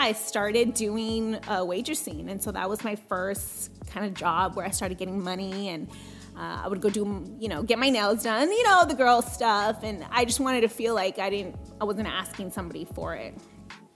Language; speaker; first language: English; early bilingual, other home language; Spanish